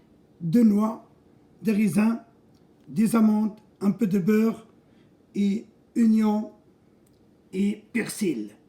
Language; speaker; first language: French; non-native, local second language; Arabic